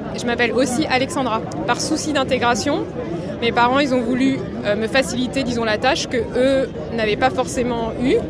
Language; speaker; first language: French; native; French